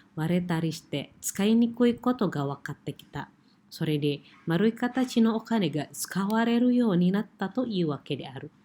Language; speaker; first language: Japanese; non-native, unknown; Indonesian